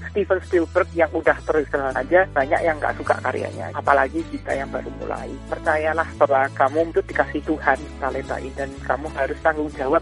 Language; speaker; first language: Indonesian; native; Indonesian